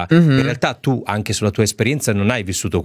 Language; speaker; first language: Italian; native; Italian